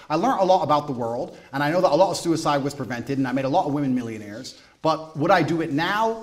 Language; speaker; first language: English; native; English